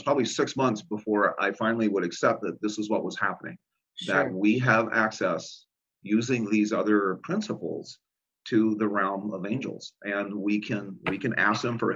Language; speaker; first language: English; native; English